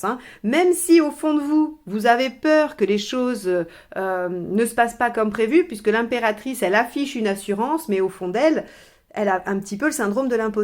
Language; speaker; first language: French; native; French